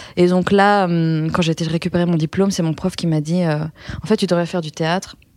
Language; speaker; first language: French; early bilingual, other home language; Persian